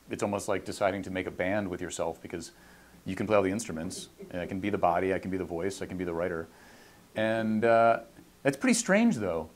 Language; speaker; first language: English; native; English